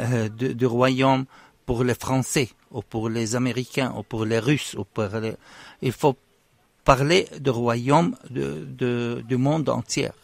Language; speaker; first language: French; non-native, fluent; Arabic